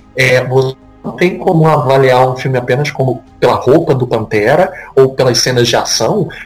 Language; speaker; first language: Portuguese; native; Portuguese